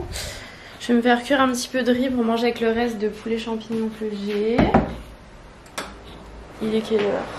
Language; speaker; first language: French; native; French